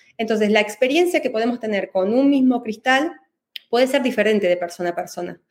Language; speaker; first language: Spanish; native; Spanish